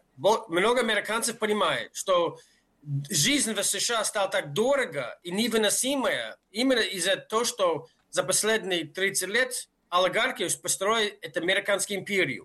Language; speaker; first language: Russian; non-native, fluent; English